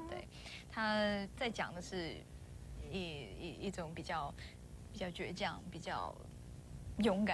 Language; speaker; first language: Chinese; non-native, local second language; Cantonese